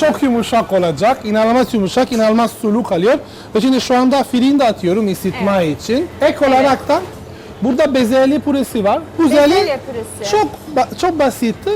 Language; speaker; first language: Turkish; non-native, learner; Italian